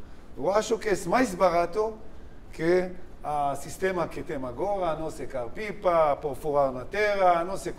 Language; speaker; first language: Portuguese; non-native, learner; Hebrew